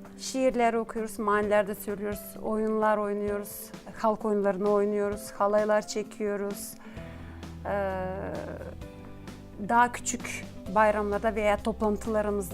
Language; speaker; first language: Turkish; non-native, fluent; Gagauz